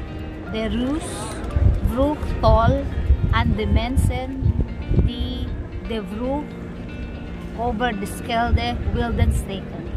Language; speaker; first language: Dutch; non-native, learner; Filipino